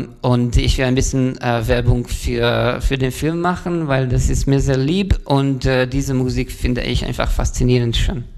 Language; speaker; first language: German; non-native, fluent; Hungarian